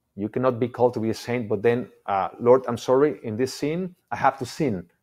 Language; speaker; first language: English; non-native, fluent; Spanish